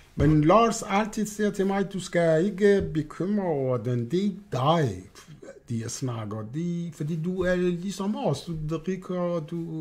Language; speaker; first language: Danish; non-native, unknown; Persian